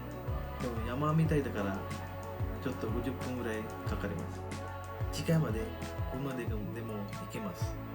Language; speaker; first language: Japanese; non-native, learner; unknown